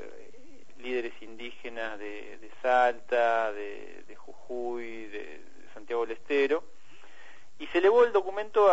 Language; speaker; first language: Spanish; native; Spanish